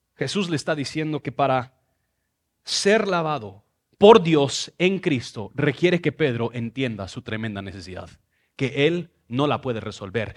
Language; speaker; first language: Spanish; non-native, fluent; English